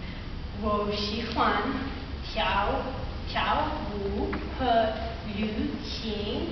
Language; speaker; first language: Chinese; non-native, learner; English